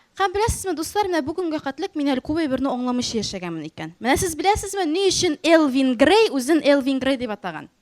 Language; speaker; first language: Tatar; native; Tatar